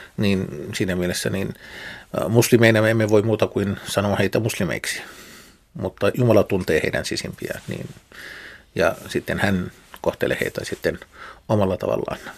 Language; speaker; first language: Finnish; non-native, fluent; Arabic